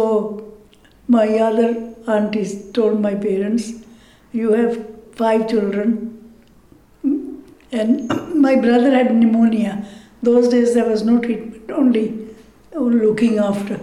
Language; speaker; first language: English; non-native, local second language; Punjabi